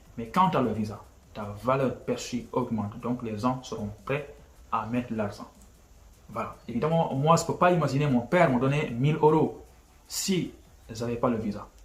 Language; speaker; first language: French; non-native, local second language; Wolof